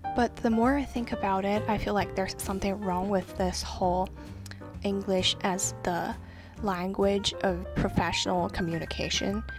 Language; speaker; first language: English; non-native, local second language; Cantonese